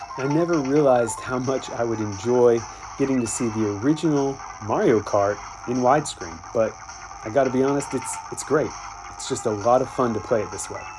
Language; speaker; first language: English; native; English